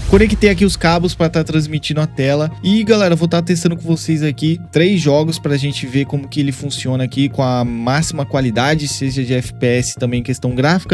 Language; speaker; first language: Portuguese; native; Portuguese